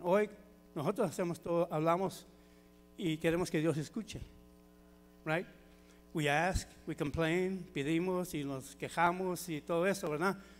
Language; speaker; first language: Spanish; early bilingual, heritage; Spanish